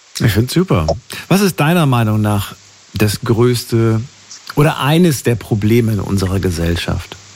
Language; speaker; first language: German; native; German